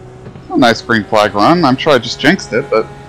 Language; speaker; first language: English; native; English